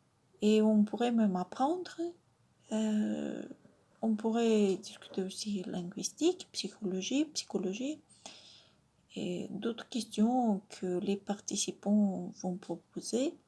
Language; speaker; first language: French; non-native, fluent; Russian